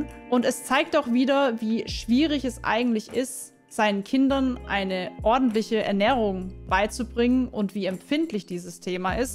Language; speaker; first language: German; native; German